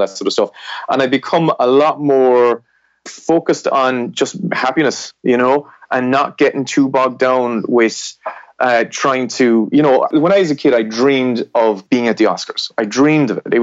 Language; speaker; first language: English; native; English